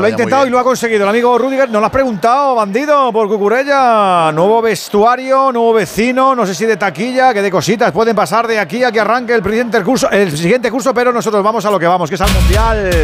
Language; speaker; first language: Spanish; native; Spanish